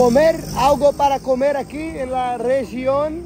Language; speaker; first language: Spanish; non-native, learner; Portuguese